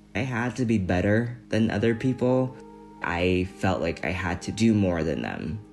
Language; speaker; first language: English; early bilingual, other home language; Vietnamese